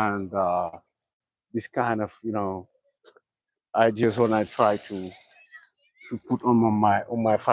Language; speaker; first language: English; non-native, learner; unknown